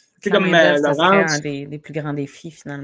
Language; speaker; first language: French; native; French